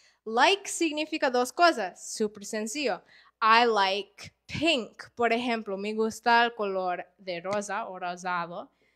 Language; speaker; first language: Spanish; non-native, fluent; English